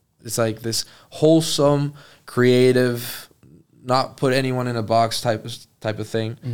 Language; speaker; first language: English; early bilingual, other home language; Spanish